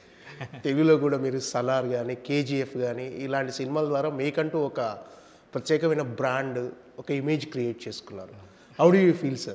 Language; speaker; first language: Telugu; native; Telugu